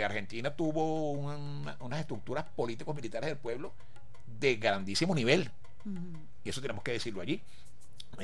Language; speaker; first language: Spanish; native; Spanish